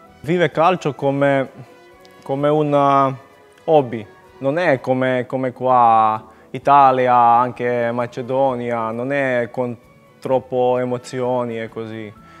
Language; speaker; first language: Italian; non-native, learner; Macedonian